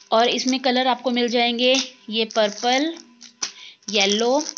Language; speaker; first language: Hindi; native; Hindi